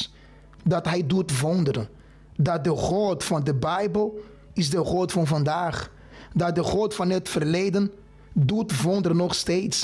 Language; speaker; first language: Dutch; non-native, fluent; Portuguese